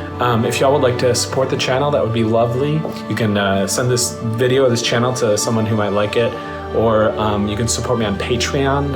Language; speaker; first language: English; native; English